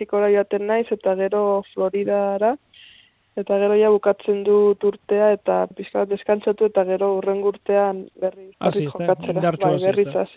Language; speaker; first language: Basque; non-native, local second language; Spanish